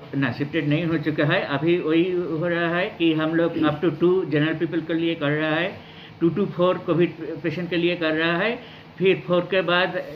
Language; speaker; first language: Hindi; non-native, local second language; Nepali